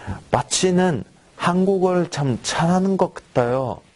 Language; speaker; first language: Korean; non-native, fluent; Mongolian